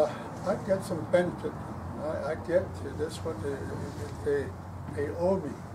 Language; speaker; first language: English; non-native, local second language; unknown